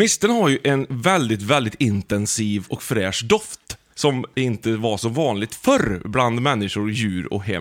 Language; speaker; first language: Swedish; native; Swedish